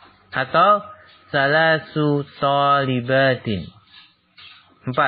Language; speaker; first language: Arabic; non-native, fluent; Indonesian